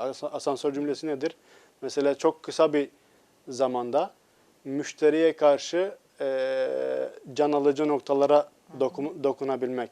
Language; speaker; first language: Turkish; non-native, fluent; Albanian